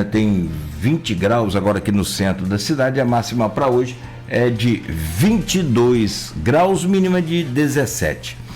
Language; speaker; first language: Portuguese; native; Portuguese